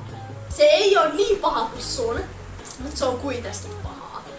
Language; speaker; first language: Finnish; native; Finnish